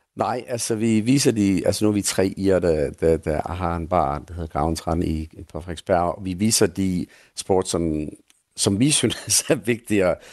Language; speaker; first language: Danish; non-native, fluent; English